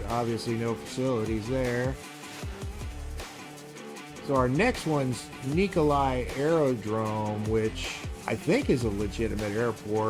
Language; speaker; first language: English; native; English